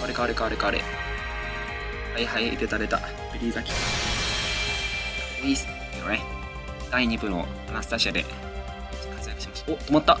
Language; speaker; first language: Japanese; native; Japanese